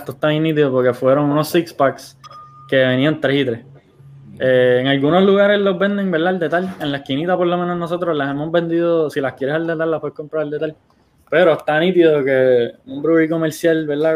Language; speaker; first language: Spanish; early bilingual, heritage; Spanish